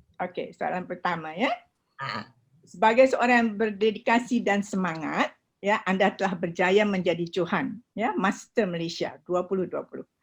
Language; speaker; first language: Malay; native; Malay